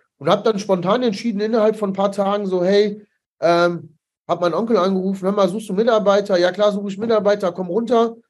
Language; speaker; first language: German; early bilingual, other home language; Italian